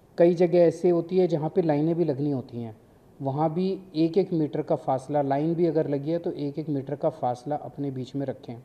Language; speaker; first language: Hindi; native; Hindi